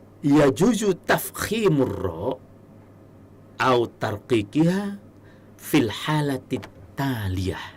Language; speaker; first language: Arabic; non-native, fluent; Indonesian